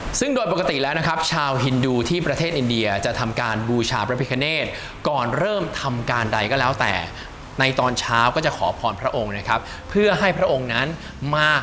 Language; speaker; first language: Thai; native; Thai